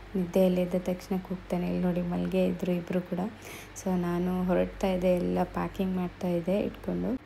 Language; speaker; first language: Kannada; non-native, local second language; Tulu